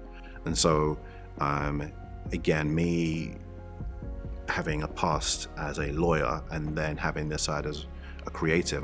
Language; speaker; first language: English; native; English